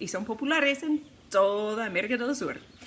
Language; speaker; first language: Spanish; non-native, fluent; English